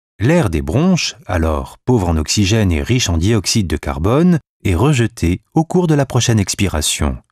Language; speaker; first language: French; native; French